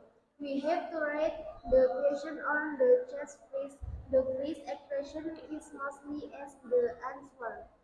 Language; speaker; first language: English; non-native, learner; Indonesian